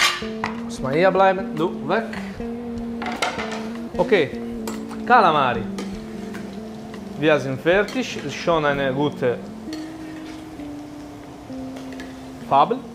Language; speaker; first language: German; non-native, learner; Italian